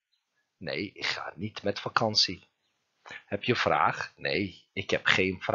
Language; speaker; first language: Dutch; non-native, fluent; Turkish